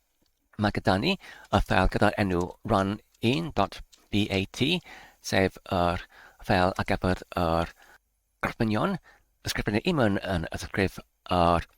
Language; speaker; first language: Welsh; non-native, learner; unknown